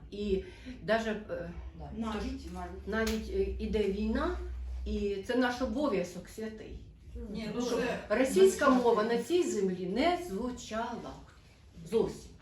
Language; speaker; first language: Ukrainian; non-native, local second language; Russian